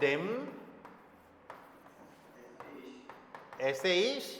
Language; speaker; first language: German; non-native, fluent; Hindi